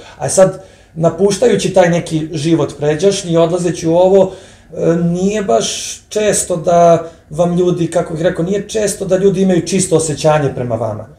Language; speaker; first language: Serbian; native; Serbian